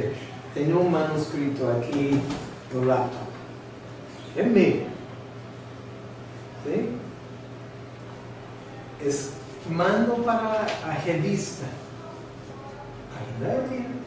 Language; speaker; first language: Portuguese; non-native, fluent; English